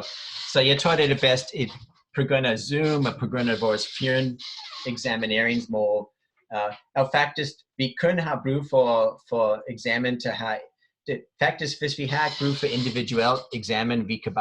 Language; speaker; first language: Danish; non-native, fluent; English